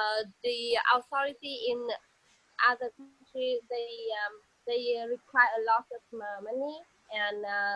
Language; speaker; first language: English; non-native, learner; Vietnamese